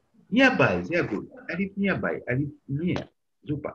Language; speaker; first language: English; non-native, local second language; Bemba